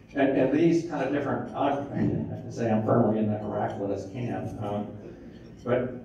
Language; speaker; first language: English; native; English